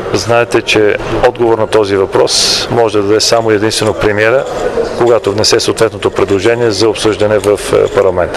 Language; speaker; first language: Bulgarian; native; Bulgarian